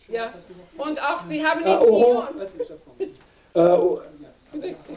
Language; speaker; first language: German; non-native, learner; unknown